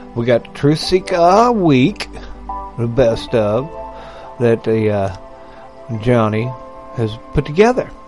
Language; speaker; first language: English; native; English